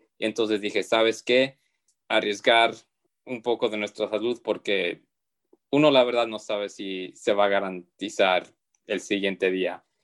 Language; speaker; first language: Spanish; early bilingual, heritage; Spanish